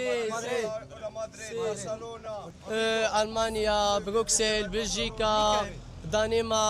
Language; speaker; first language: Spanish; non-native, learner; Arabic